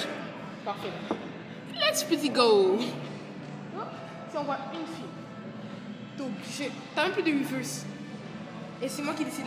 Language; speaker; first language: French; native; French